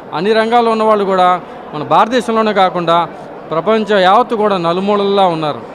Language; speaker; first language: Telugu; native; Telugu